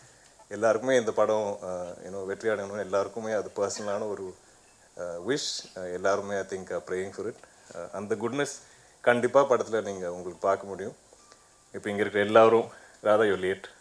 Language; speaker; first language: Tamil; non-native, fluent; Malayalam